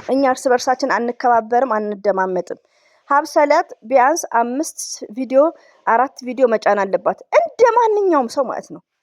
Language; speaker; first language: Amharic; native; Amharic